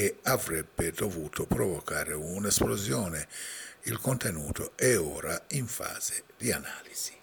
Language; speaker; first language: Italian; non-native, fluent; Persian